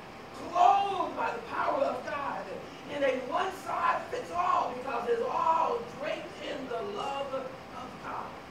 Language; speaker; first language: English; native; English